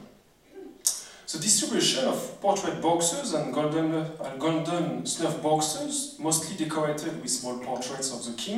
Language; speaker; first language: English; non-native, fluent; French